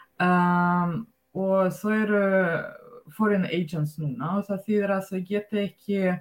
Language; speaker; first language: Icelandic; non-native, fluent; Russian